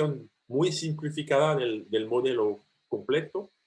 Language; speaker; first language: Spanish; non-native, fluent; French